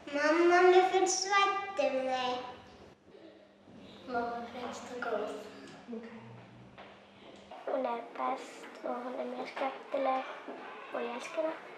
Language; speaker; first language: Icelandic; non-native, local second language; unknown